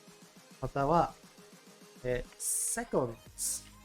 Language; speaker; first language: Japanese; non-native, learner; English